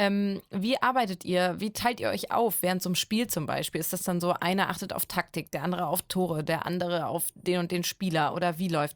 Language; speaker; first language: German; native; German